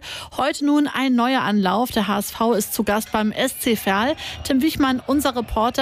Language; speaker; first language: German; native; German